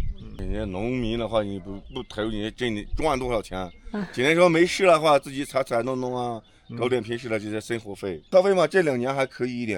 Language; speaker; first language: Chinese; native; Chinese